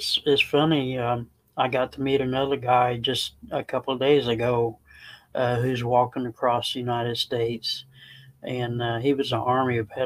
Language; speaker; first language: English; native; English